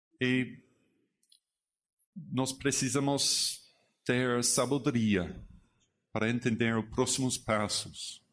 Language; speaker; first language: Portuguese; non-native, learner; English